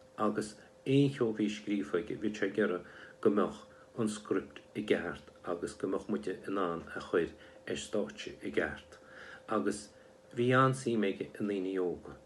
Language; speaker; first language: Irish; native; Irish